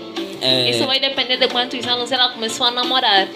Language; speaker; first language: Portuguese; native; Portuguese